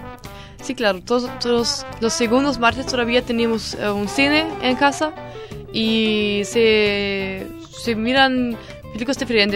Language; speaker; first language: Spanish; non-native, learner; German